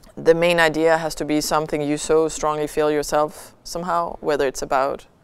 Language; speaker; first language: English; non-native, fluent; Danish